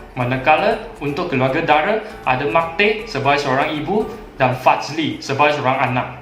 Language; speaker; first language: Malay; non-native, local second language; Chinese